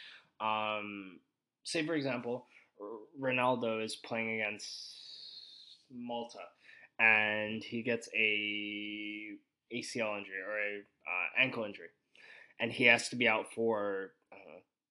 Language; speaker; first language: English; native; English